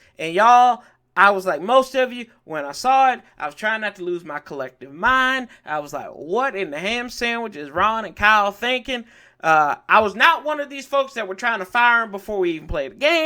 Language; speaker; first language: English; native; English